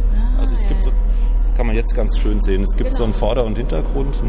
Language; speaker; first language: German; native; German